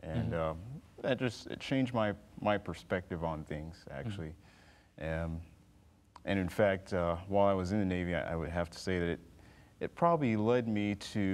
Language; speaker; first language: English; native; English